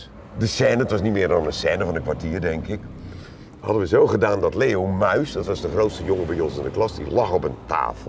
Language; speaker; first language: Dutch; native; Dutch